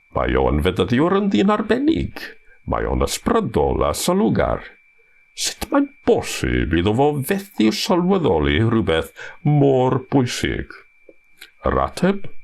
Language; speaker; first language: Welsh; non-native, fluent; English